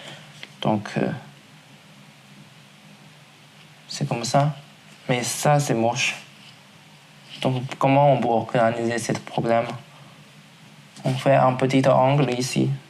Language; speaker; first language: French; non-native, learner; Chinese